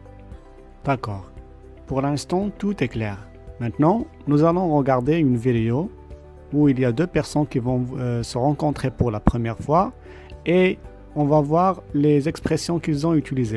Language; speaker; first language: French; non-native, local second language; Arabic